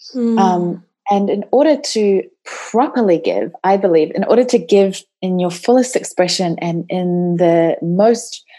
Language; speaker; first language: English; native; English